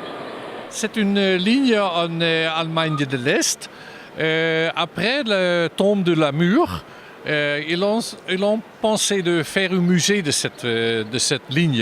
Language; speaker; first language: French; non-native, learner; German